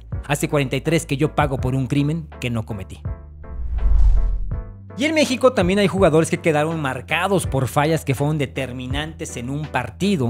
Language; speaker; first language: Spanish; native; Spanish